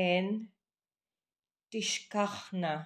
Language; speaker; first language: English; non-native, local second language; Filipino